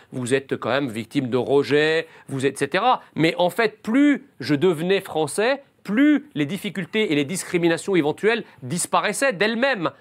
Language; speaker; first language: French; early bilingual, other home language; Arabic